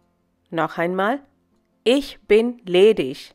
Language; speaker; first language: German; non-native, fluent; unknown